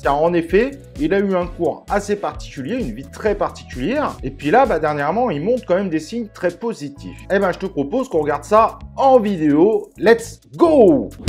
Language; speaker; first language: French; native; French